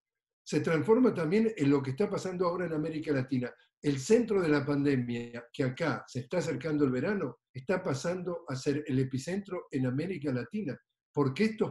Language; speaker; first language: Spanish; native; Spanish